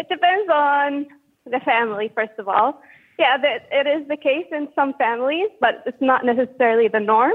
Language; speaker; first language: English; non-native, fluent; Arabic